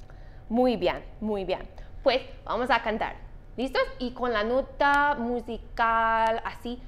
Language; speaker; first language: Spanish; non-native, fluent; English